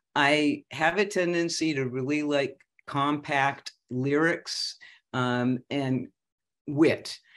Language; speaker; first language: English; native; English